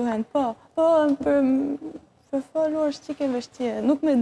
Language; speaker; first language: Albanian; early bilingual, heritage; French